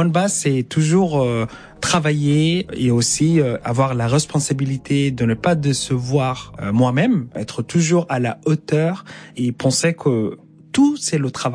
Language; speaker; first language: French; non-native, fluent; Arabic